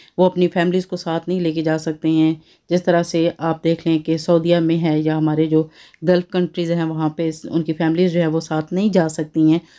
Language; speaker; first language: Urdu; native; Urdu